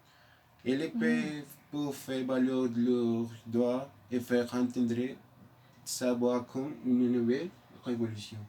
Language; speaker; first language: French; non-native, learner; Spanish